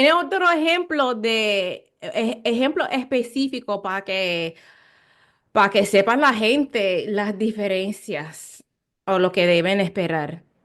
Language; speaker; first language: Spanish; non-native, learner; English